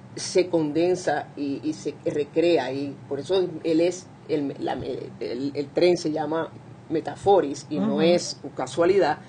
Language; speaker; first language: Spanish; native; Spanish